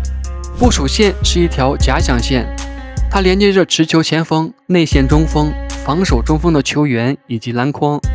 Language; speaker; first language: Chinese; native; Chinese